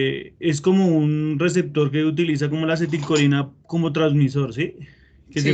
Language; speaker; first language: Spanish; native; Spanish